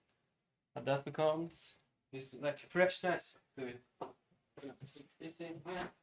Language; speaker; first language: English; non-native, fluent; Swedish